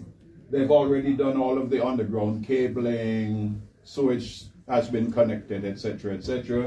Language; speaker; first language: English; native; English